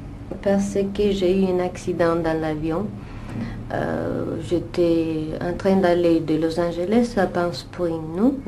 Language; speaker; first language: French; non-native, fluent; Italian